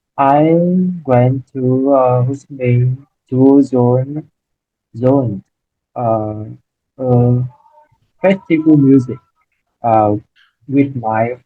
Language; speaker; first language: English; non-native, learner; Vietnamese